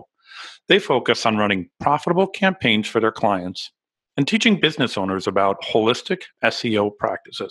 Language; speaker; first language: English; native; English